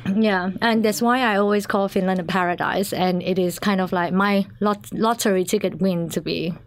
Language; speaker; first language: English; non-native, local second language; Chinese